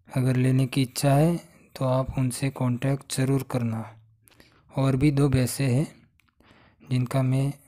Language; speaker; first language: Hindi; non-native, local second language; Gujarati